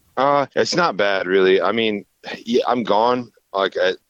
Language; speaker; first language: English; native; English